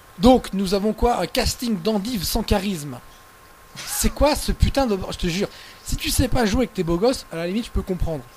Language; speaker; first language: French; native; French